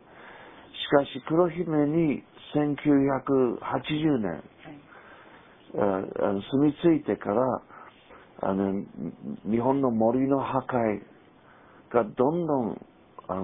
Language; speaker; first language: Japanese; non-native, fluent; English